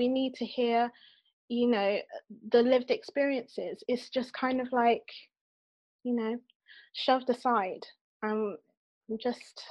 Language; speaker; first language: English; native; English